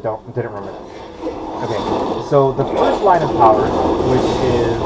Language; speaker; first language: English; native; English